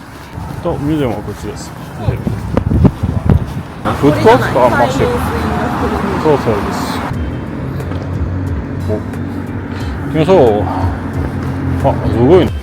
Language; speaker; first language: Japanese; non-native, fluent; French